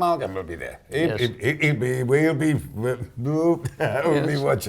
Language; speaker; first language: English; native; English